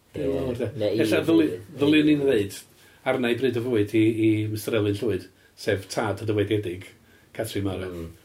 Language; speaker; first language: Welsh; native; Welsh